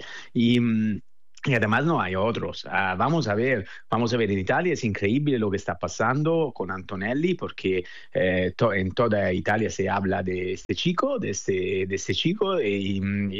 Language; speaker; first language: Spanish; non-native, fluent; Italian